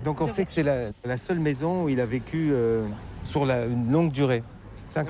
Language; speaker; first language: French; native; French